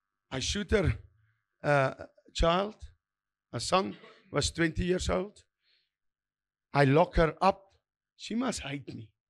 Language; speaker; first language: English; non-native, learner; Afrikaans